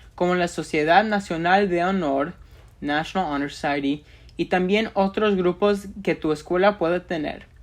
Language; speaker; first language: Spanish; early bilingual, other home language; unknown